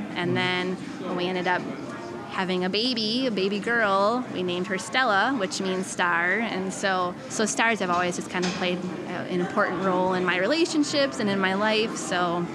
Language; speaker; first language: English; native; English